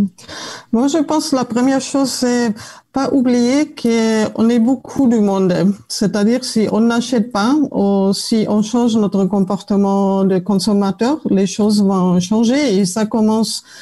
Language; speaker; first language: French; non-native, fluent; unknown